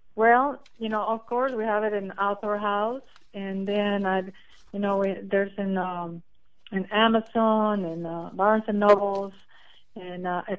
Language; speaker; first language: English; non-native, fluent; Spanish